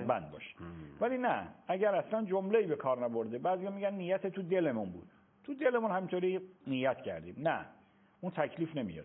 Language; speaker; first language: Persian; native; Persian